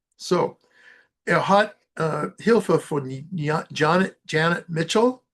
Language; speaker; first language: German; non-native, learner; English